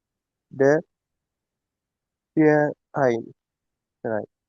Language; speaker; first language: German; non-native, learner; Tamil